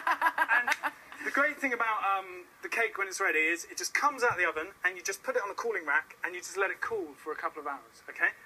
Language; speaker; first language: English; native; English